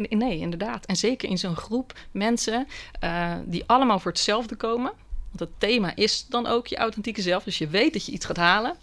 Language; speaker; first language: Dutch; native; Dutch